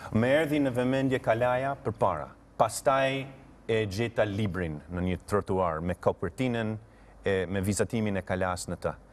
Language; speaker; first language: Albanian; non-native, fluent; English